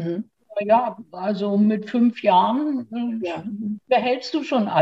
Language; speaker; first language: German; native; German